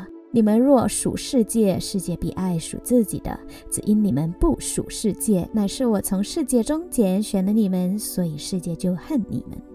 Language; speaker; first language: Chinese; native; Chinese